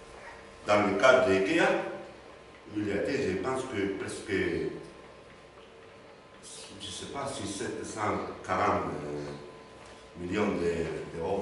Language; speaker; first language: French; non-native, learner; Spanish